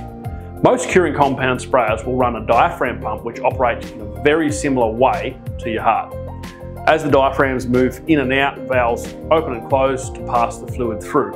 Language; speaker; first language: English; native; English